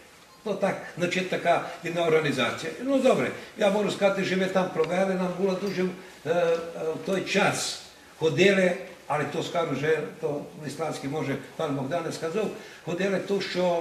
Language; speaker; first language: Ukrainian; early bilingual, heritage; Ukrainian